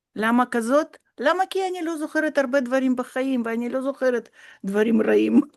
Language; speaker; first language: Hebrew; non-native, fluent; Russian